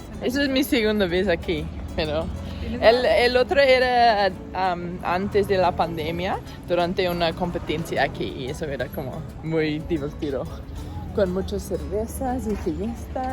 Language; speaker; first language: Spanish; non-native, learner; English